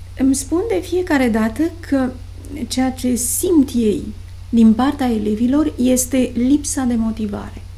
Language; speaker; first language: Romanian; native; Romanian